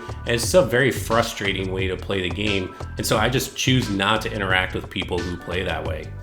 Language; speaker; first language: English; native; English